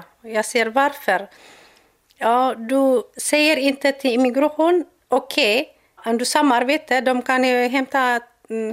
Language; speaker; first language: Swedish; non-native, learner; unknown